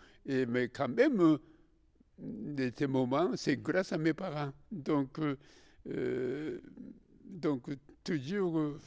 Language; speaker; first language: French; non-native, fluent; Japanese